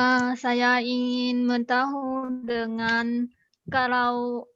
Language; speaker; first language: Indonesian; non-native, learner; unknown